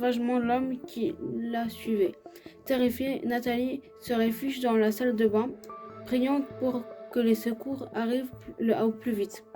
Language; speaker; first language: French; native; French